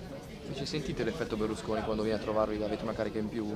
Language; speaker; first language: Italian; native; Italian